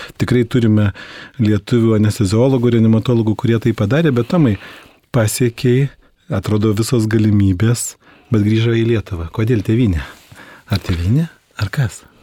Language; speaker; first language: Lithuanian; native; Lithuanian